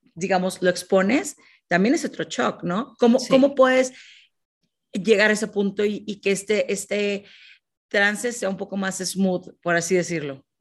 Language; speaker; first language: Spanish; native; Spanish